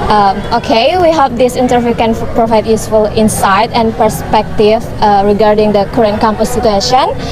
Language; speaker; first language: English; non-native, learner; Indonesian